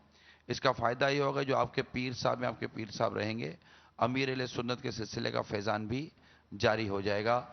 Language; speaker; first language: Urdu; native; Urdu